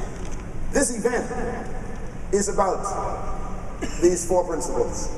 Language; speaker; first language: English; native; English